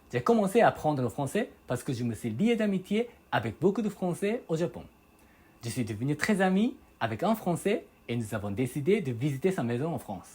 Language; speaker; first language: French; non-native, fluent; Japanese